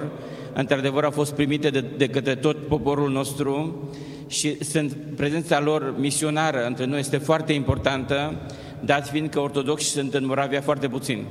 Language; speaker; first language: Romanian; non-native, fluent; Czech